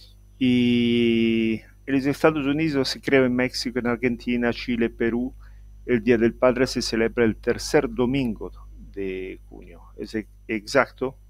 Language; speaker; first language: Spanish; non-native, fluent; Italian